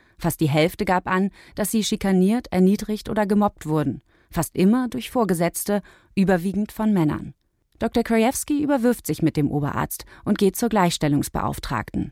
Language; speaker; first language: German; native; German